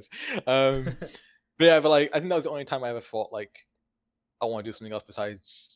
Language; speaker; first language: English; native; English